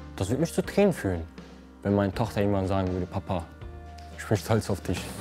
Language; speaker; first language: German; early bilingual, other home language; Bulgarian